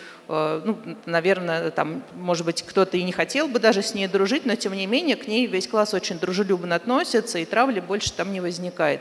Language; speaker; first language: Russian; native; Russian